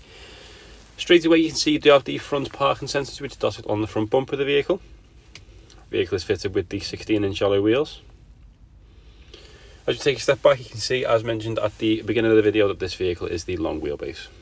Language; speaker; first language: English; native; English